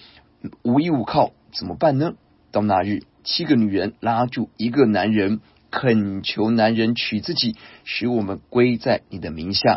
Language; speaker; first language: Chinese; native; Chinese